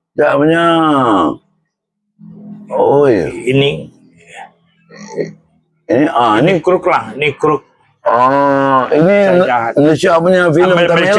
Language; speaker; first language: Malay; non-native, local second language; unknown